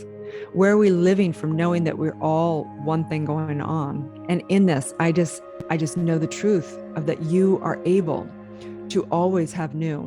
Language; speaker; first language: English; native; English